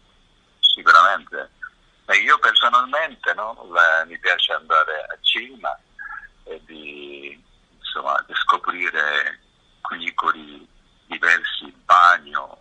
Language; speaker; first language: Italian; non-native, fluent; Japanese